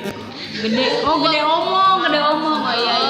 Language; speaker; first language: Malay; native; Malay